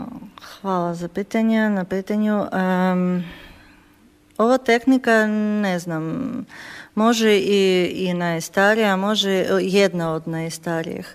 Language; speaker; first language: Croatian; non-native, learner; Ukrainian